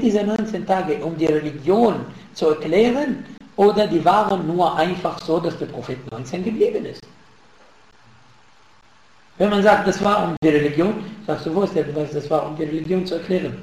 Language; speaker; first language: German; non-native, fluent; Arabic